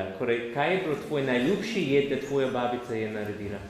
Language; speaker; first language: Slovenian; non-native, learner; English